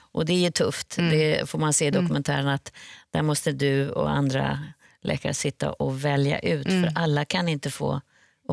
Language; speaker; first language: Swedish; native; Swedish